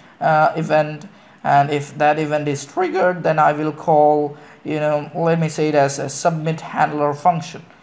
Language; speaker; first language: English; non-native, local second language; Malayalam